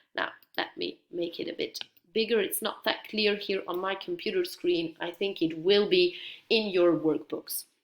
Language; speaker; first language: English; non-native, fluent; Dutch